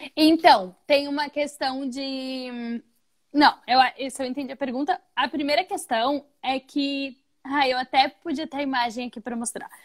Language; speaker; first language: Portuguese; native; Portuguese